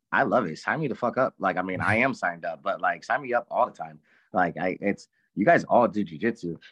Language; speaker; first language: English; native; English